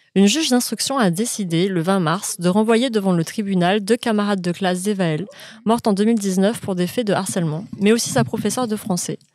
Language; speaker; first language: French; native; French